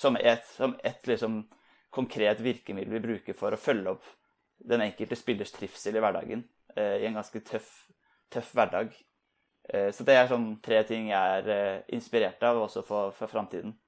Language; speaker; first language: Norwegian; native; Norwegian